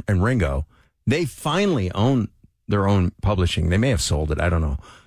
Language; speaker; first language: English; native; English